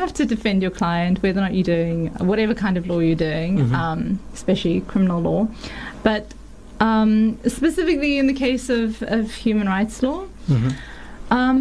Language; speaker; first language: English; native; English